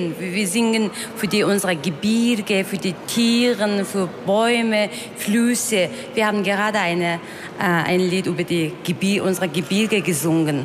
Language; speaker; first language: German; non-native, learner; Mongolian